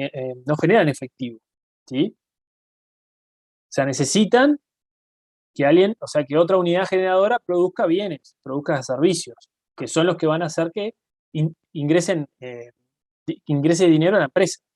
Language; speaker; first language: Spanish; native; Spanish